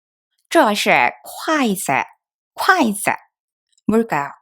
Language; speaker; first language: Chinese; non-native, fluent; Korean